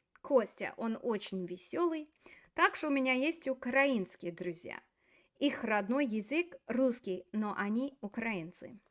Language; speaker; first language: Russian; non-native, fluent; English